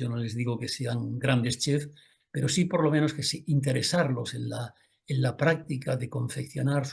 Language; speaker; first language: Spanish; native; Spanish